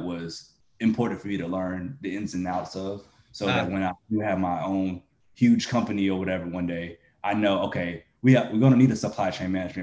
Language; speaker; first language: English; native; English